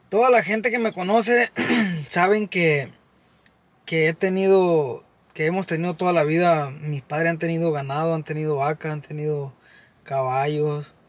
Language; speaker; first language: Spanish; native; Spanish